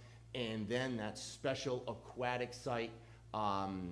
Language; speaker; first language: English; native; English